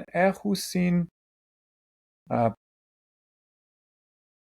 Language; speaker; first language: Greek; non-native, fluent; English